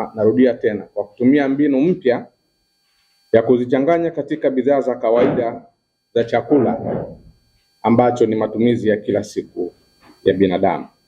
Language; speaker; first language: Swahili; native; Swahili